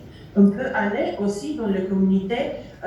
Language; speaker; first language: French; non-native, learner; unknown